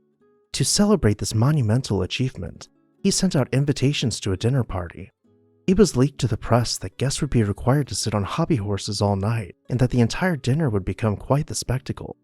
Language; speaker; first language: English; native; English